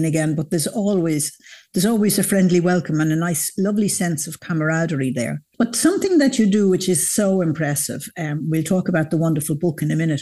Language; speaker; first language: English; native; English